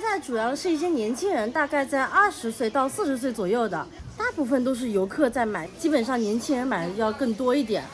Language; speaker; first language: Chinese; native; Chinese